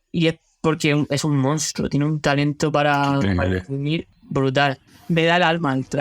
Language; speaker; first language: Spanish; native; Spanish